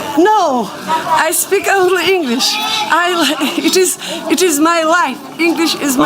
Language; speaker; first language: English; non-native, learner; Tajik